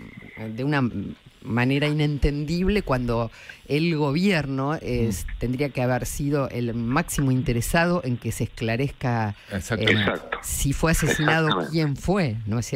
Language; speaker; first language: Spanish; native; Spanish